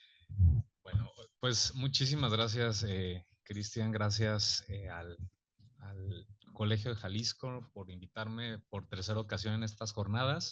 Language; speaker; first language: Spanish; native; Spanish